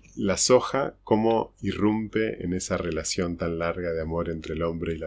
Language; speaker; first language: Spanish; native; Spanish